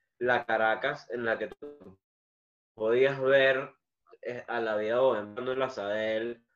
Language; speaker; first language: Spanish; native; Spanish